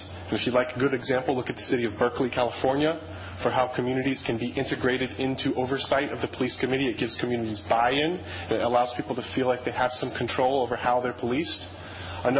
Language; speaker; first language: English; native; English